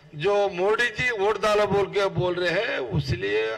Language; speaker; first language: Hindi; non-native, local second language; Telugu